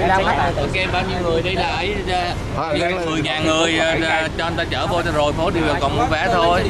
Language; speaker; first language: Vietnamese; native; Vietnamese